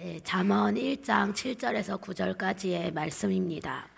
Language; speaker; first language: Korean; native; Korean